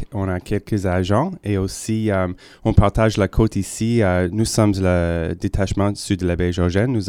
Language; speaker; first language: French; non-native, local second language; English